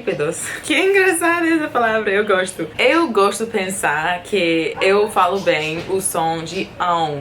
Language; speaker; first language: Portuguese; non-native, fluent; English